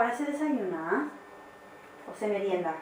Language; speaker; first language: Spanish; native; Spanish